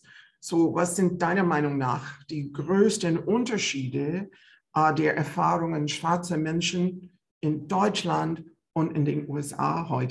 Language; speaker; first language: German; non-native, fluent; English